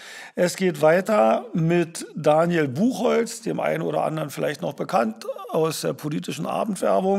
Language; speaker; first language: German; native; German